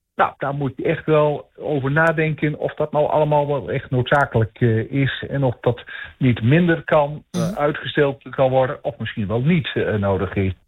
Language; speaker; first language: Dutch; native; Dutch